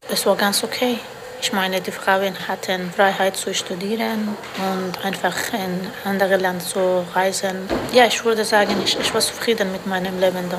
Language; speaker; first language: German; non-native, fluent; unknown